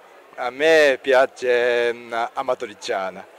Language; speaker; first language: Italian; non-native, learner; Japanese